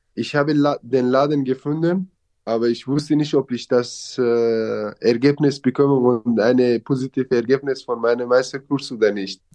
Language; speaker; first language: German; non-native, fluent; Kurdish